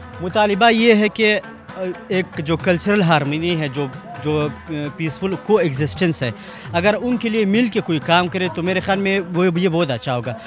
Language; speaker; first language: Urdu; non-native, local second language; Pashto